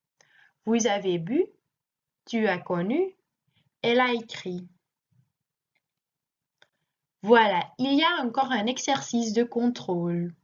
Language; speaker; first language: French; non-native, learner; Dutch